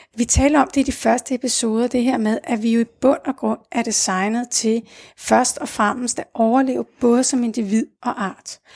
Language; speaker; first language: Danish; native; Danish